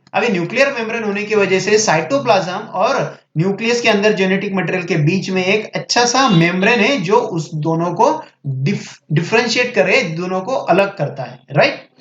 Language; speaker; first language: Hindi; non-native, local second language; Marathi